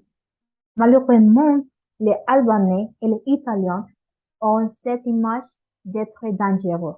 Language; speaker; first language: French; non-native, learner; Spanish